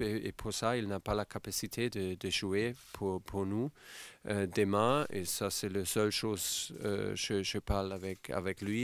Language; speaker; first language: French; non-native, fluent; German